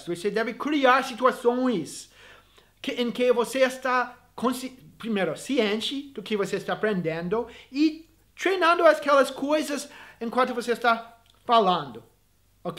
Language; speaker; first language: Portuguese; non-native, fluent; English